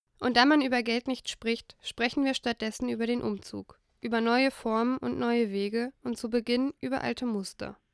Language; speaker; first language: German; native; German